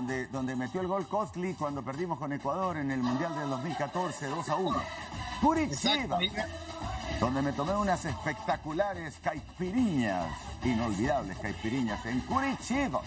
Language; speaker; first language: Spanish; native; Spanish